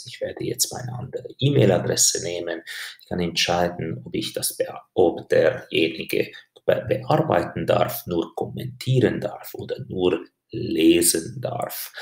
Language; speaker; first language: German; non-native, fluent; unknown